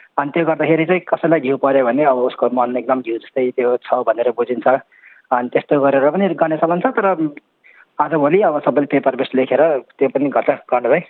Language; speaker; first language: Nepali; non-native, local second language; Sherpa